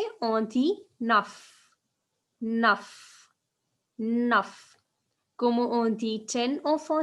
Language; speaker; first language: French; non-native, fluent; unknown